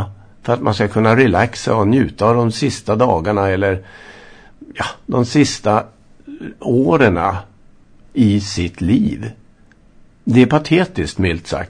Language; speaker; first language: Swedish; native; Swedish